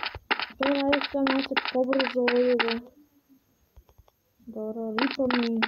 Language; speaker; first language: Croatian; non-native, learner; Macedonian